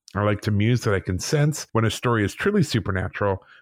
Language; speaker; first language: English; native; English